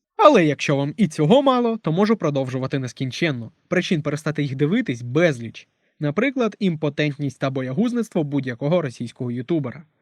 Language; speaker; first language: Ukrainian; non-native, local second language; Russian